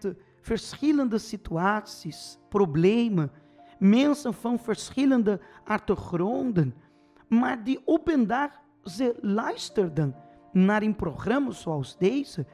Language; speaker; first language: Dutch; non-native, fluent; Portuguese